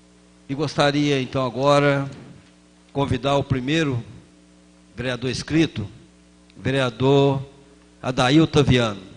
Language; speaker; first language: Portuguese; native; Portuguese